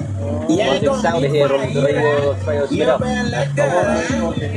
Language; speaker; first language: Dutch; non-native, learner; English